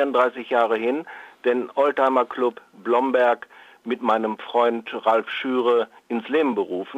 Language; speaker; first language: German; native; German